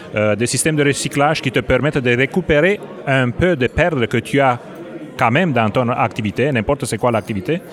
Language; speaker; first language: French; non-native, fluent; Romanian